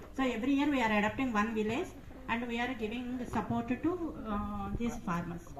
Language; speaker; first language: English; non-native, local second language; Telugu